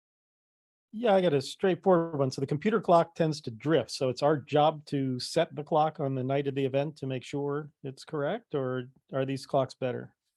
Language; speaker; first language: English; native; English